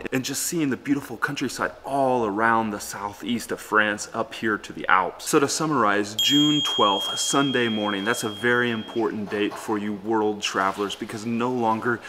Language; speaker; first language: English; native; English